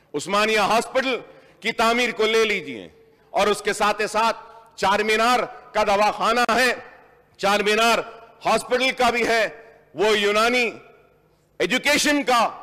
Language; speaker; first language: Urdu; native; Urdu